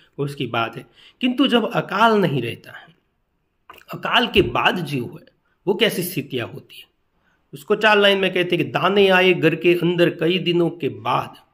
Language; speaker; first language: Hindi; non-native, local second language; Gujarati